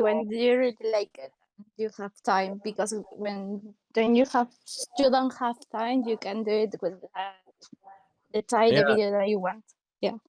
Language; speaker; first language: English; non-native, learner; Spanish